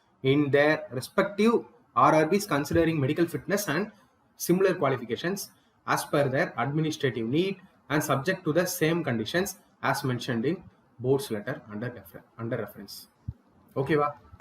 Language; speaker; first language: English; non-native, local second language; Tamil